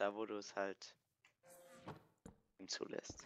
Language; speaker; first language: German; native; German